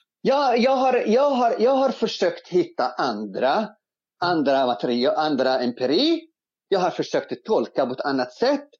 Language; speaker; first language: Swedish; non-native, fluent; Arabic